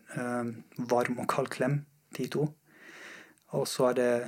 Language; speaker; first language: Norwegian; non-native, fluent; Persian